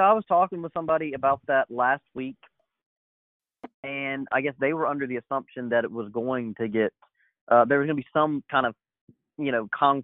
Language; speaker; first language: English; native; English